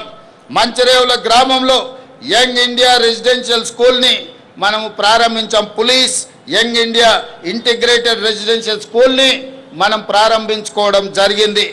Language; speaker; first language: Telugu; native; Telugu